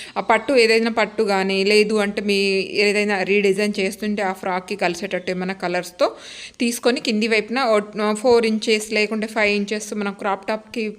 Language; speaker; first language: Telugu; native; Telugu